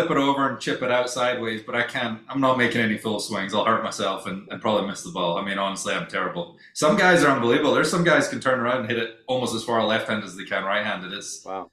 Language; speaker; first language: English; native; English